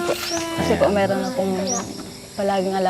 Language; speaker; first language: Filipino; native; Filipino